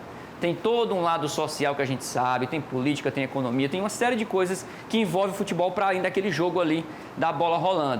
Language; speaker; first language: Portuguese; native; Portuguese